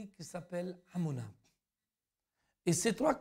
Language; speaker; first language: French; non-native, fluent; Arabic